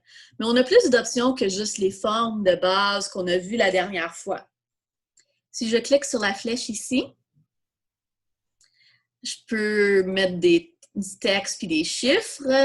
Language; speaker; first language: French; native; French